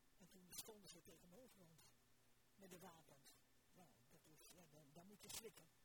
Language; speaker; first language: Dutch; early bilingual, other home language; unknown